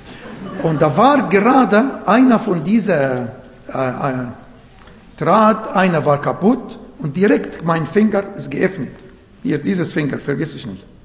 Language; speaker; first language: German; non-native, fluent; Arabic